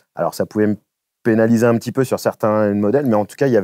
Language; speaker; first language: French; native; French